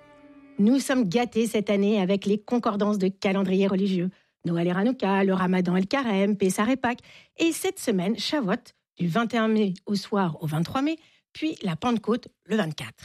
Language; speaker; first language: French; native; French